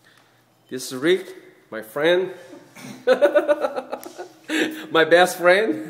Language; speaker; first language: English; non-native, learner; Portuguese